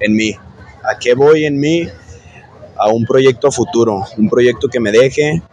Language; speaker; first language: Spanish; native; Spanish